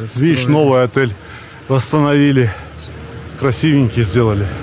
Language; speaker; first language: Russian; native; Russian